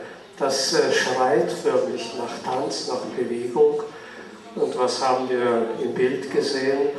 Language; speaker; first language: German; native; German